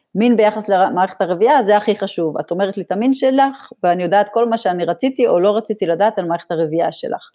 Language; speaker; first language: Hebrew; native; Hebrew